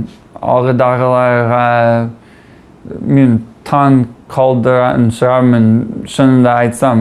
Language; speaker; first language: Kazakh; non-native, learner; English